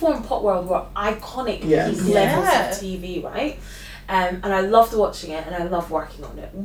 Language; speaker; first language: English; native; English